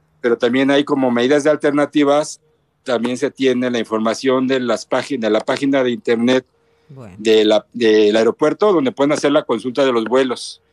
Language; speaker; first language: Spanish; native; Spanish